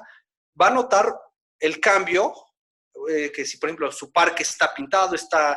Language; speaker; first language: Spanish; native; Spanish